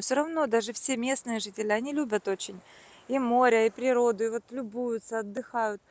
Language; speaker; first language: Russian; native; Russian